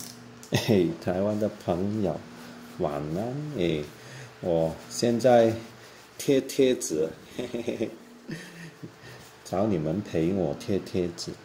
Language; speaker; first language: Chinese; non-native, local second language; Cantonese